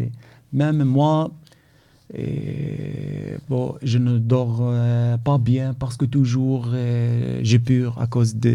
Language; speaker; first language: French; non-native, learner; Arabic